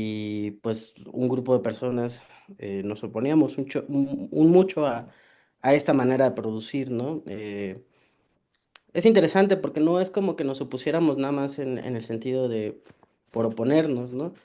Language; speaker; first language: Spanish; native; Spanish